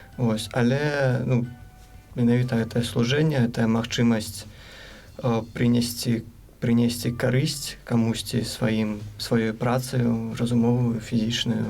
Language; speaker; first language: Belarusian; native; Belarusian